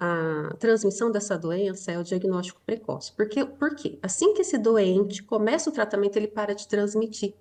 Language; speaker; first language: Portuguese; native; Portuguese